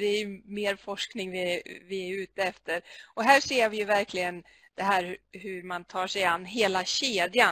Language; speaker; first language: Swedish; native; Swedish